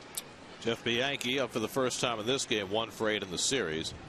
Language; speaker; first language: English; native; English